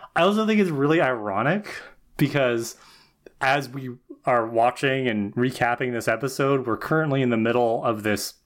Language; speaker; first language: English; native; English